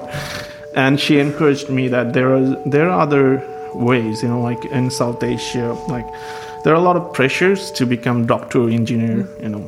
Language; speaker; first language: English; non-native, local second language; Bangla